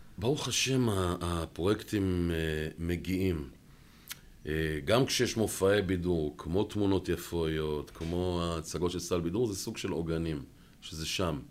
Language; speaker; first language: Hebrew; native; Hebrew